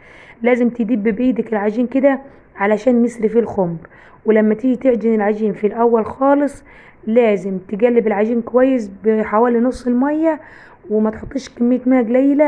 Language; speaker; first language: Arabic; native; Arabic